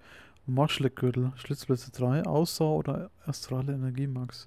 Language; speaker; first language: German; native; German